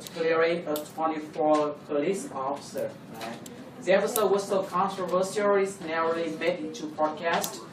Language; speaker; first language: English; non-native, fluent; Vietnamese